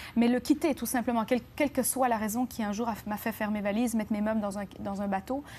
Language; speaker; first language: French; native; French